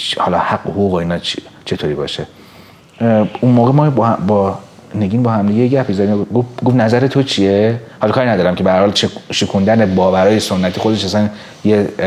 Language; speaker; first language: Persian; native; Persian